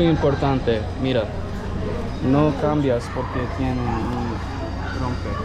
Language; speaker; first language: Spanish; early bilingual, heritage; English